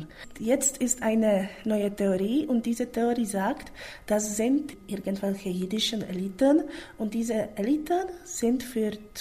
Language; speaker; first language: German; non-native, fluent; Czech